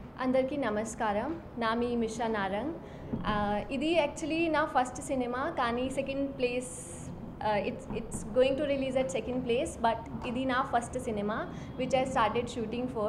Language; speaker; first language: Telugu; non-native, learner; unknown